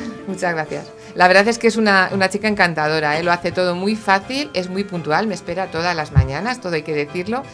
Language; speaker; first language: Spanish; native; Spanish